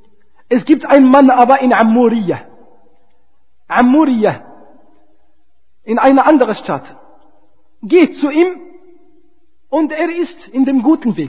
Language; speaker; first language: German; non-native, fluent; Arabic